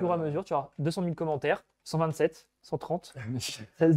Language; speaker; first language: French; native; French